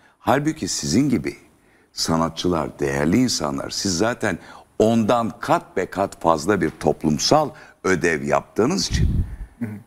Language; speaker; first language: Turkish; native; Turkish